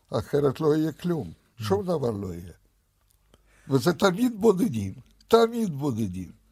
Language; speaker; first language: Hebrew; non-native, fluent; Russian